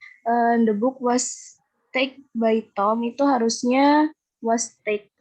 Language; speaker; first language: English; non-native, learner; Indonesian